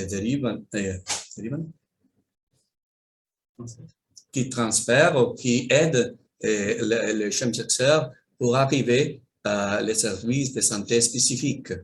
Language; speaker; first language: French; non-native, learner; Spanish